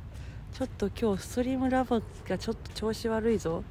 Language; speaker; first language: Japanese; non-native, fluent; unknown